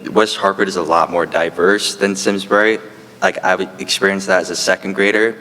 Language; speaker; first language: English; native; English